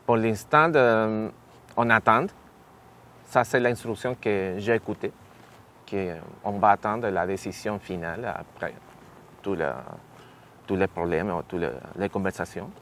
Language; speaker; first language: French; non-native, learner; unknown